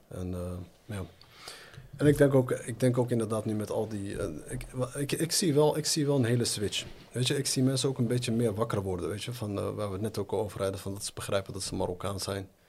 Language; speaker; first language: Dutch; native; Dutch